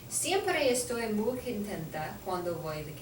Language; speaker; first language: Spanish; non-native, fluent; English